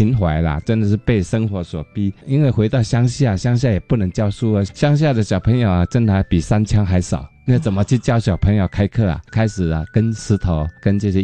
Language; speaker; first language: Chinese; native; Chinese